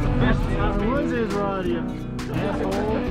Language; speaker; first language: English; native; English